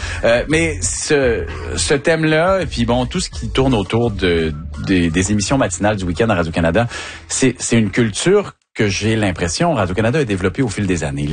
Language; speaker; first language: French; native; French